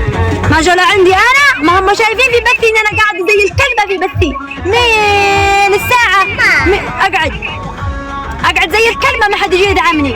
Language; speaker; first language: Arabic; native; Arabic